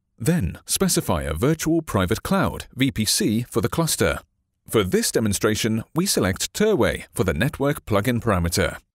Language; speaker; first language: English; non-native, fluent; Chinese